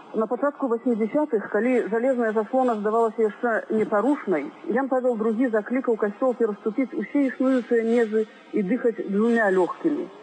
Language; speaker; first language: Belarusian; native; Belarusian